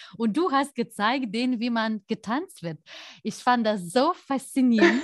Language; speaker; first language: German; non-native, fluent; Lithuanian